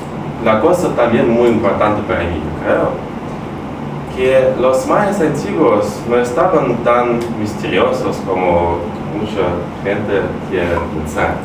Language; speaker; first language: Spanish; non-native, fluent; Russian